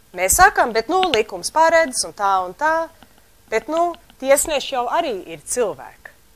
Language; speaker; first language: Latvian; early bilingual, heritage; Latvian